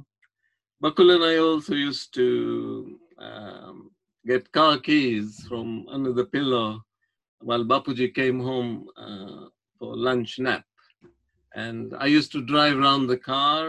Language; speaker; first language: English; non-native, local second language; Gujarati